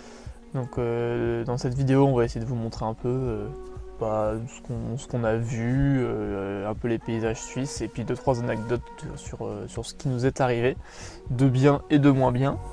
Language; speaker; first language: French; native; French